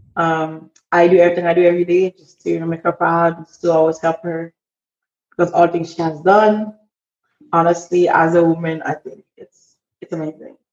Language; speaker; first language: English; early bilingual, other home language; Haitian Creole